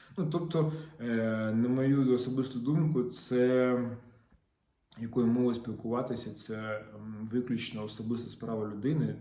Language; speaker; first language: Ukrainian; non-native, local second language; Russian